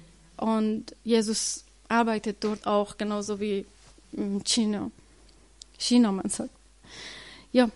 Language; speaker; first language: German; non-native, learner; Persian